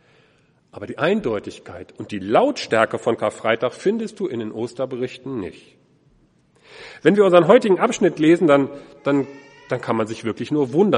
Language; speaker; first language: German; native; German